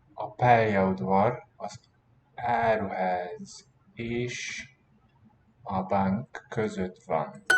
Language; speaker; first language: Hungarian; non-native, learner; English